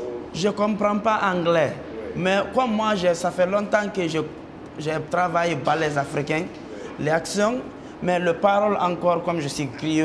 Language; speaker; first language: French; non-native, local second language; Mandingo